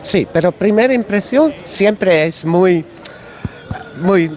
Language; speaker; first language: Spanish; non-native, learner; Dutch